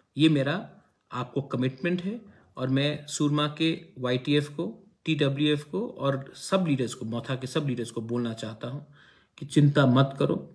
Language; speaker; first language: Hindi; non-native, local second language; Kok Borok